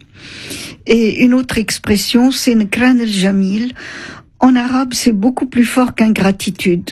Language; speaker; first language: French; non-native, local second language; Arabic